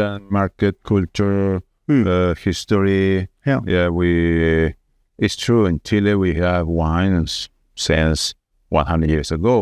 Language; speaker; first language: English; non-native, fluent; Spanish